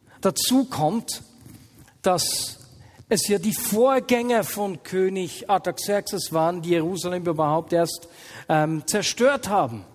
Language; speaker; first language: German; native; German